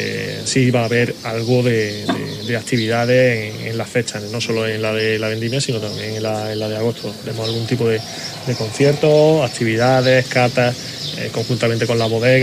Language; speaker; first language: Spanish; native; Spanish